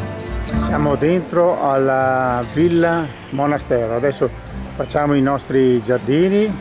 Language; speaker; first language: Italian; native; Italian